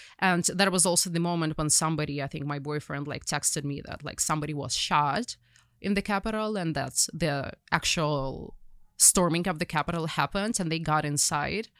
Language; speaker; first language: English; non-native, fluent; Ukrainian